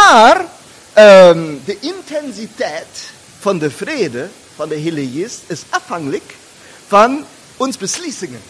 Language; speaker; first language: Dutch; non-native, fluent; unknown